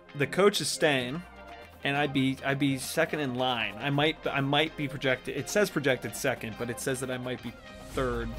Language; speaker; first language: English; native; English